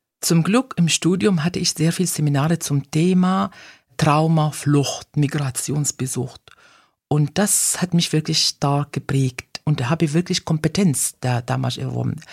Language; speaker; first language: German; non-native, fluent; Arabic